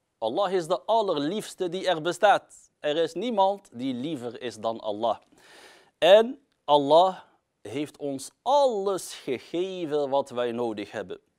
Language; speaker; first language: Dutch; early bilingual, other home language; Arabic